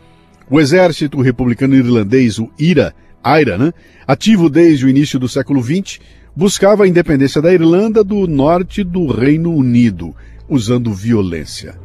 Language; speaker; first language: Portuguese; native; Portuguese